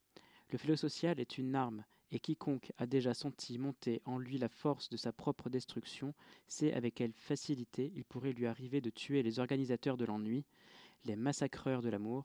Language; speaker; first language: French; native; French